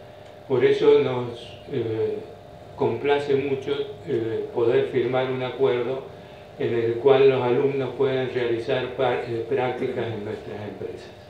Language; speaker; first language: Spanish; native; Spanish